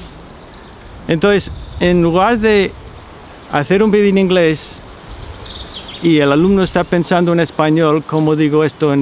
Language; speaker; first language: Spanish; non-native, fluent; English